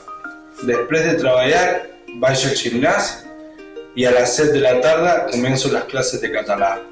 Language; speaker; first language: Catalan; non-native, learner; Spanish